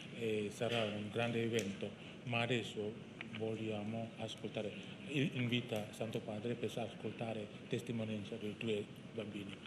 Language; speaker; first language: Italian; non-native, learner; Indonesian